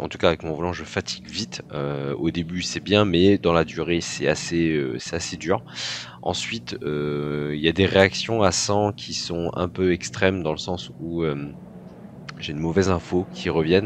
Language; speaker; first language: French; native; French